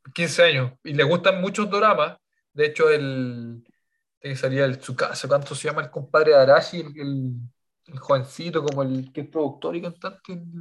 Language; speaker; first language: Spanish; native; Spanish